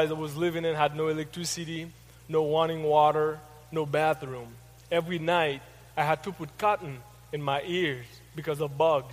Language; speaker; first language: English; non-native, fluent; Haitian Creole